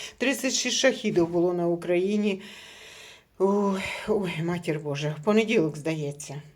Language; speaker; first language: Ukrainian; native; Ukrainian